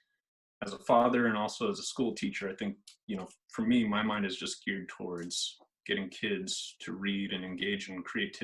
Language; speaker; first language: English; native; English